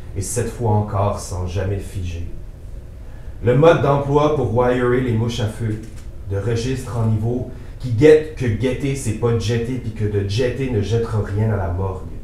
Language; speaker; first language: French; native; French